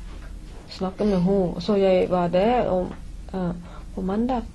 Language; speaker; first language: Norwegian; non-native, learner; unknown